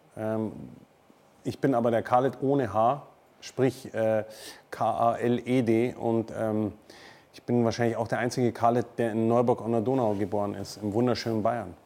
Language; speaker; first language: German; native; German